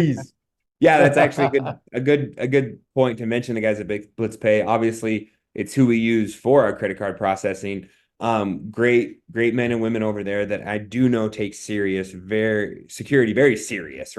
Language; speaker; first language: English; native; English